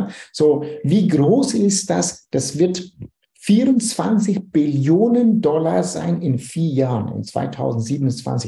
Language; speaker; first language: German; non-native, fluent; Dutch